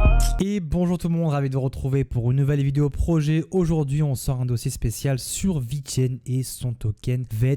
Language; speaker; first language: French; native; French